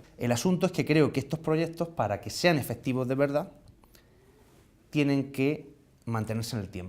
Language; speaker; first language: Spanish; native; Spanish